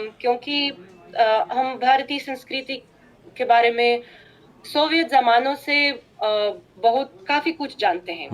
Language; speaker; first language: Hindi; non-native, fluent; Russian